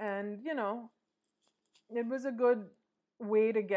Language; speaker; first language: English; native; English